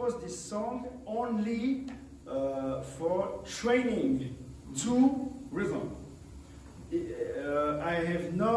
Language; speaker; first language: English; non-native, learner; French